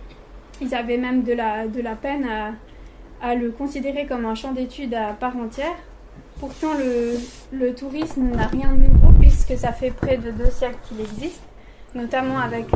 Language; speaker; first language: French; native; French